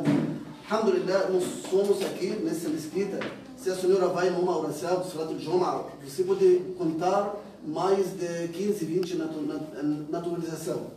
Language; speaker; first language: Portuguese; non-native, fluent; Arabic